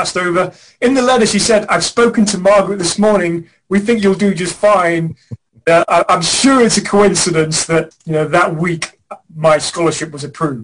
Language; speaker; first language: English; native; English